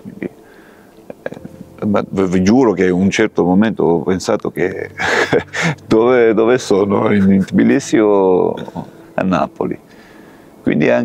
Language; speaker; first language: Italian; non-native, fluent; Georgian